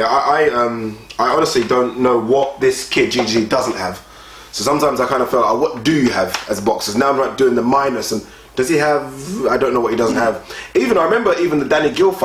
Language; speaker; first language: English; native; English